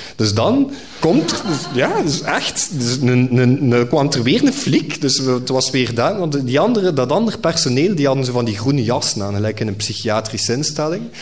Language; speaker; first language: Dutch; native; Dutch